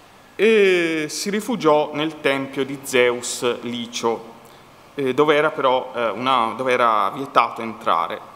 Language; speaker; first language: Italian; native; Italian